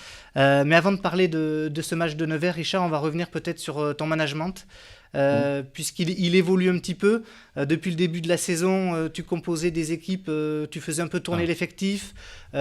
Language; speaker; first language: French; native; French